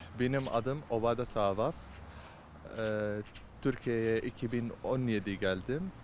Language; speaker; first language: Turkish; non-native, learner; Arabic